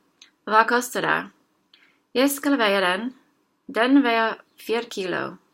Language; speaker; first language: Norwegian; non-native, learner; English